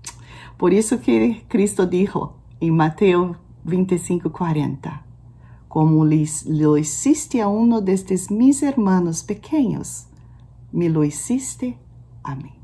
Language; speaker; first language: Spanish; non-native, learner; Portuguese